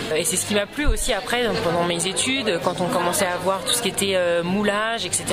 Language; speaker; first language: French; native; French